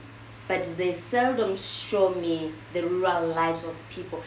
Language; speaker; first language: English; non-native, local second language; Southern Sotho